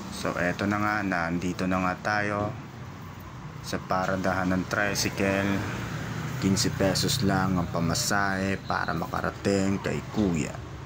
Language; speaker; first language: Filipino; non-native, local second language; Bikol